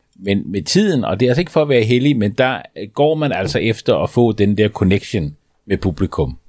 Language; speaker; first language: Danish; native; Danish